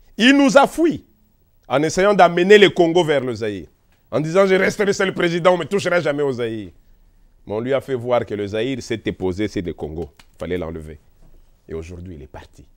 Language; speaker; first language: French; non-native, local second language; Kongo